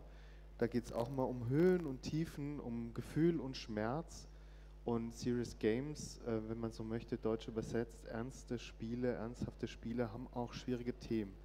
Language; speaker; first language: German; native; German